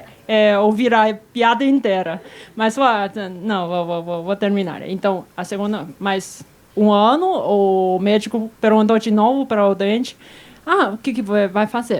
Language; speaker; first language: Portuguese; non-native, fluent; Chinese